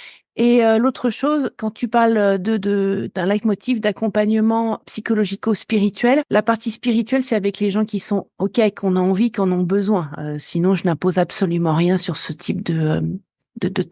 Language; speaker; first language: French; native; French